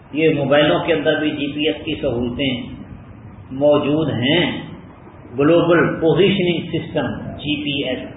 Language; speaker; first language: Urdu; non-native, local second language; Punjabi